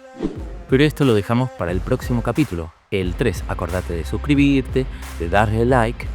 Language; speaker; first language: Spanish; native; Spanish